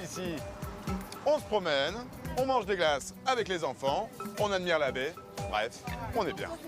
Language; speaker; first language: French; native; French